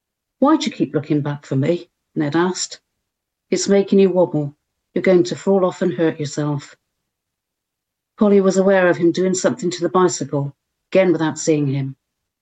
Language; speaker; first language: English; native; English